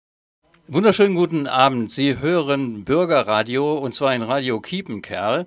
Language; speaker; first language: German; native; German